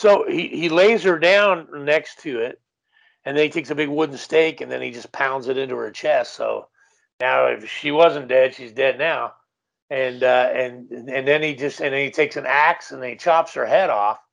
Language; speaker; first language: English; native; English